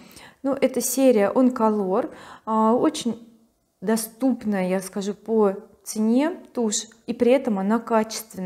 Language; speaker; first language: Russian; native; Russian